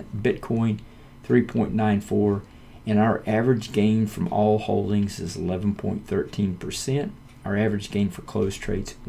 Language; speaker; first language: English; native; English